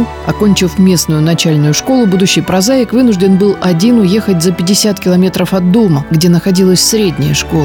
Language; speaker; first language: Russian; native; Russian